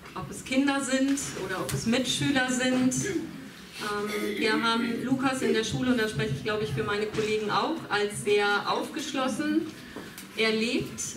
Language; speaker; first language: German; native; German